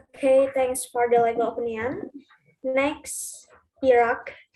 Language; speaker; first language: English; non-native, learner; Indonesian